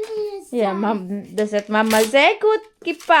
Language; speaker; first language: German; non-native, learner; Cebuano